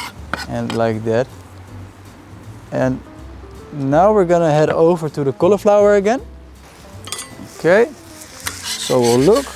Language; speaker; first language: English; non-native, fluent; Dutch